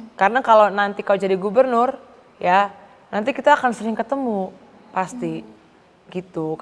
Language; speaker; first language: Indonesian; native; Indonesian